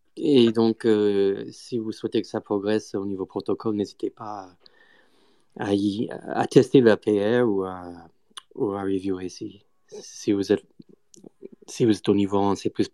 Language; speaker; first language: French; non-native, fluent; English